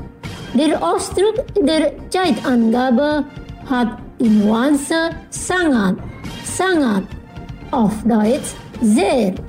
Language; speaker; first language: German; non-native, fluent; Indonesian